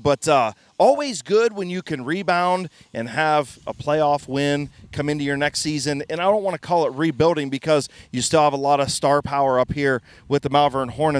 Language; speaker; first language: English; native; English